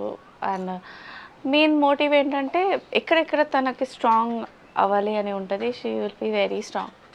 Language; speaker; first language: Telugu; non-native, learner; Bangla